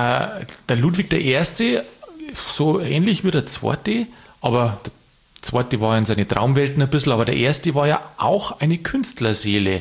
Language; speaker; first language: German; native; German